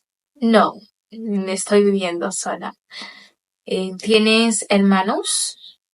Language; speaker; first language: Spanish; non-native, local second language; Haitian Creole